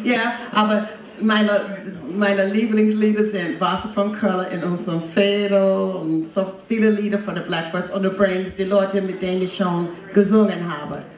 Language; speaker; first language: German; non-native, fluent; English